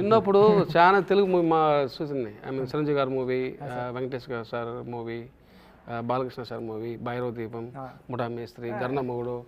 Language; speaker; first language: Telugu; non-native, learner; Tamil